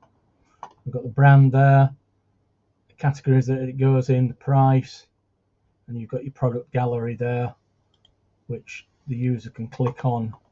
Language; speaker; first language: English; native; English